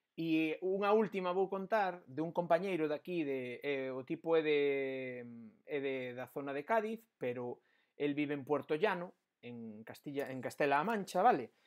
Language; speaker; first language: Galician; non-native, local second language; Spanish